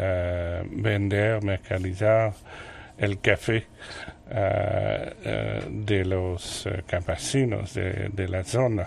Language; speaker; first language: Spanish; non-native, learner; French